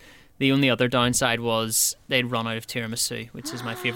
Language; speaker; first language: English; native; English